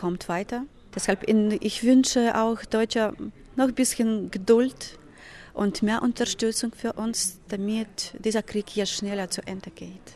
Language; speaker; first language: German; non-native, fluent; Ukrainian